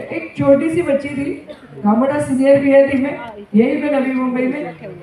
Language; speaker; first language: Hindi; non-native, local second language; Marathi